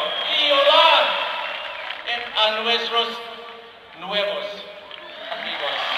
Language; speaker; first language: Spanish; non-native, learner; English